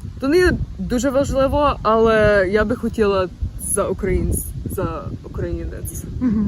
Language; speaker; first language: Ukrainian; early bilingual, other home language; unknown